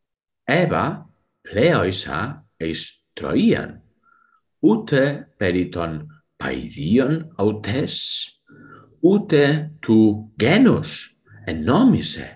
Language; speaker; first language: Greek; non-native, learner; English